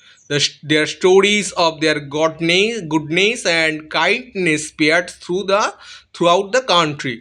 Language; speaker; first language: English; non-native, local second language; Bangla